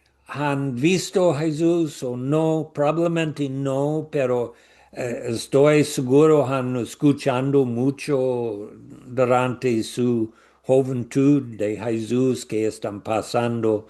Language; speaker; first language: Spanish; non-native, learner; English